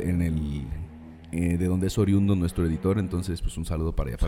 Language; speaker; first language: Spanish; native; Spanish